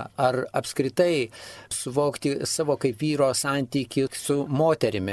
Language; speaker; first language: Lithuanian; non-native, fluent; Italian